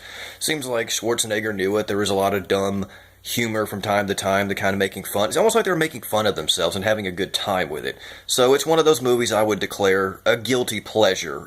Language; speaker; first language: English; native; English